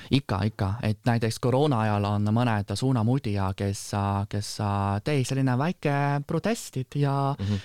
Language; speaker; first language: Estonian; non-native, fluent; Chinese